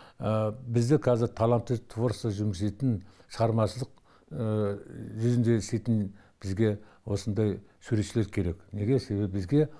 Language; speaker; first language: Kazakh; native; Kazakh